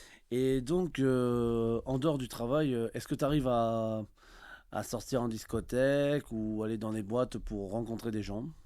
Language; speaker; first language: French; native; French